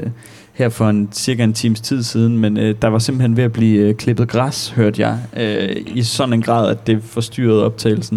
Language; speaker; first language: Danish; native; Danish